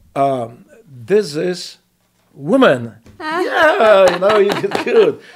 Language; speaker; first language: English; non-native, fluent; Polish